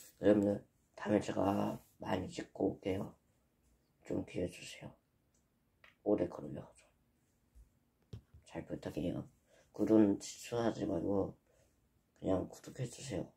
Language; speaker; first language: Korean; non-native, learner; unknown